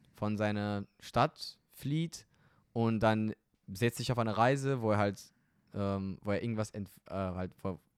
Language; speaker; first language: German; non-native, fluent; Romanian